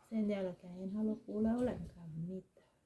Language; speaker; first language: Finnish; non-native, learner; Thai